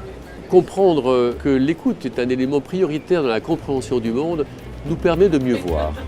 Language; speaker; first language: French; native; French